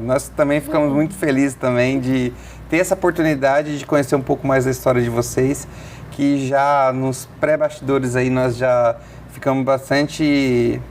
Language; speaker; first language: Portuguese; native; Portuguese